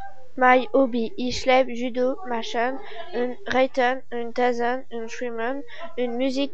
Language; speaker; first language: German; non-native, learner; French